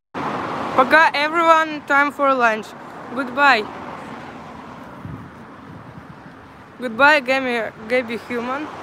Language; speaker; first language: English; non-native, learner; Russian